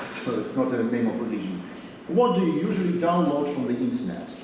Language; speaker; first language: English; non-native, fluent; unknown